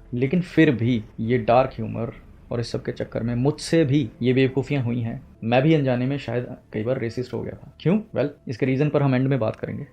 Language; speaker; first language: Hindi; native; Hindi